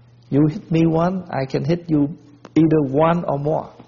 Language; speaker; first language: English; non-native, fluent; Vietnamese